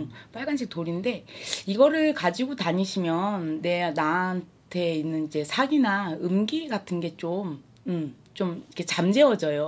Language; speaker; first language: Korean; native; Korean